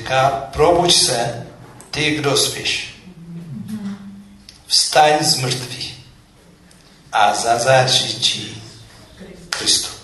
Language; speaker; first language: Czech; non-native, fluent; Amharic